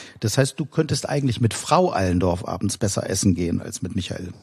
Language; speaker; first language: German; native; German